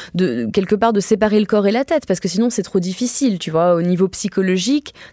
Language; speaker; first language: French; native; French